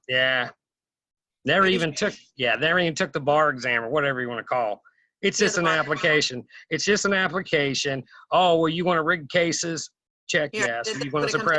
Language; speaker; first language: English; native; English